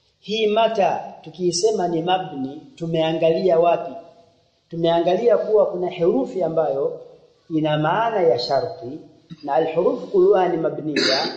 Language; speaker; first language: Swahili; native; Swahili